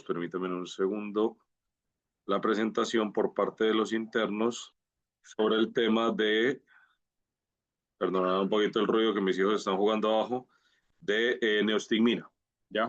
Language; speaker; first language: Spanish; native; Spanish